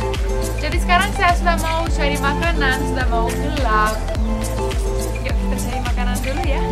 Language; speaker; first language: Indonesian; non-native, fluent; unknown